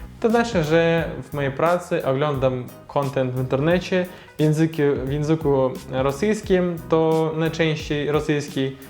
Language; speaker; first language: Polish; non-native, learner; Russian